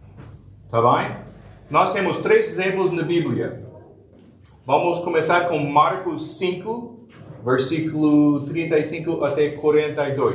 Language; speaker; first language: Portuguese; non-native, learner; English